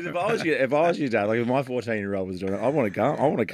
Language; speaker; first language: English; native; English